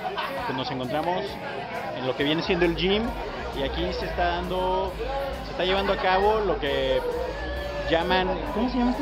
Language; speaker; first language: Spanish; native; Spanish